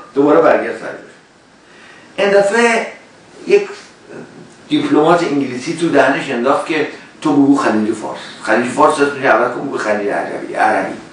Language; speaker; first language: Persian; native; Persian